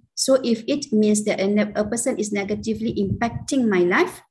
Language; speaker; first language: English; non-native, local second language; Malay